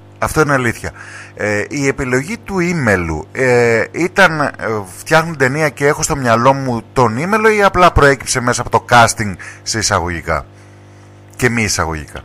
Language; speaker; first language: Greek; native; Greek